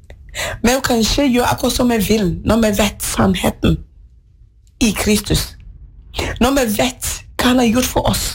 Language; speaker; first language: Norwegian; non-native, fluent; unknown